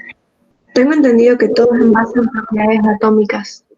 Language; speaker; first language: Spanish; native; Spanish